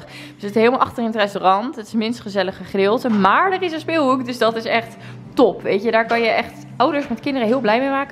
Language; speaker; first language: Dutch; native; Dutch